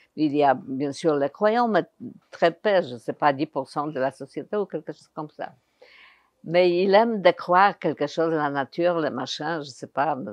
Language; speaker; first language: French; non-native, fluent; Polish